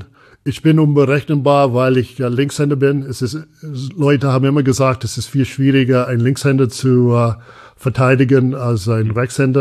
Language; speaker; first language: German; non-native, fluent; English